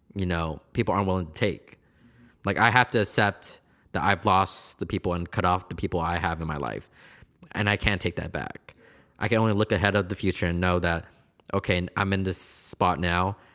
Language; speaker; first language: English; native; English